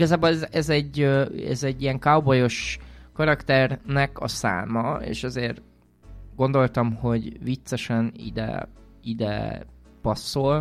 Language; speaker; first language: Hungarian; native; Hungarian